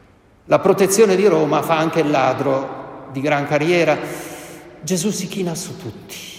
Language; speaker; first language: Italian; native; Italian